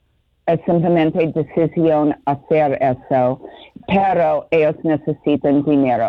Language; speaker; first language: Spanish; non-native, learner; English